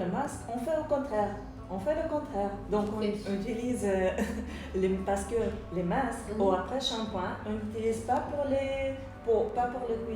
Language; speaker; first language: French; non-native, local second language; Arabic